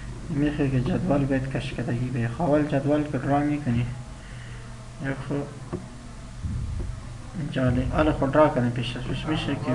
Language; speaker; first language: Persian; non-native, local second language; Pashto